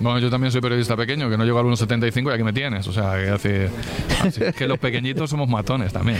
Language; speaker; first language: Spanish; native; Spanish